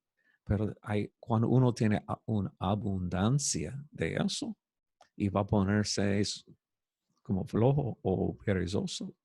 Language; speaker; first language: Spanish; non-native, fluent; English